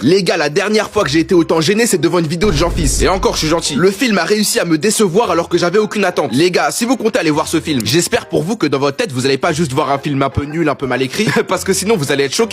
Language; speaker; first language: French; native; French